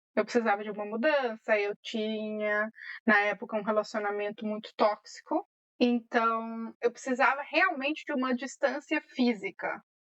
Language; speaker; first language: Portuguese; native; Portuguese